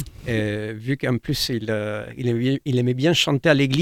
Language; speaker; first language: French; non-native, fluent; Italian